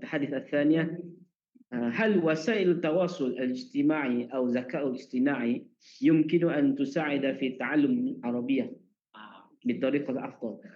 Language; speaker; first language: Arabic; non-native, learner; Malay